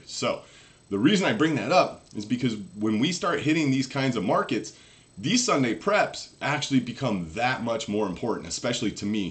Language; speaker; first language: English; native; English